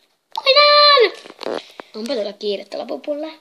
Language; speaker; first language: Finnish; native; Finnish